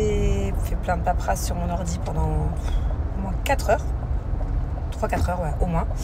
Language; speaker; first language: French; native; French